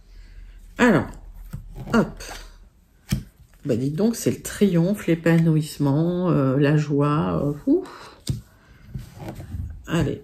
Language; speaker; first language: French; native; French